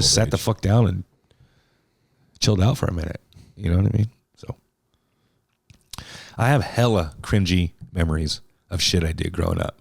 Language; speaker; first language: English; native; English